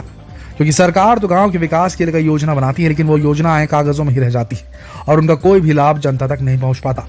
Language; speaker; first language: Hindi; native; Hindi